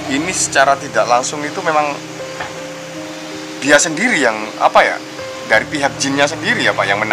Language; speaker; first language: Indonesian; native; Indonesian